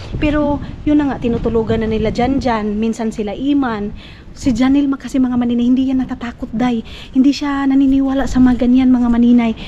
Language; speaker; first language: Filipino; non-native, local second language; Cebuano